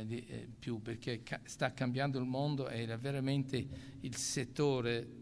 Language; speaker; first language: Italian; non-native, local second language; English